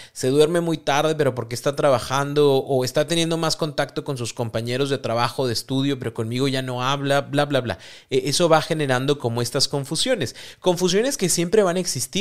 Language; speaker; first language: Spanish; native; Spanish